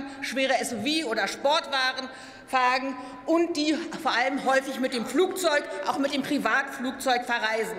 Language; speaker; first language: German; native; German